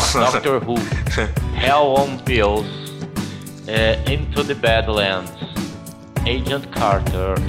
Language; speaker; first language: English; non-native, learner; Portuguese